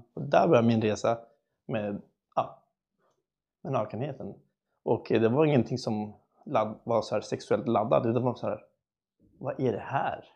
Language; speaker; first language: Swedish; early bilingual, other home language; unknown